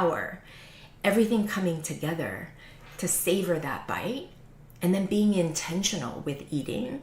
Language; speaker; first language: English; native; English